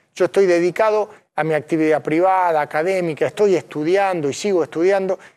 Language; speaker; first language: Spanish; native; Spanish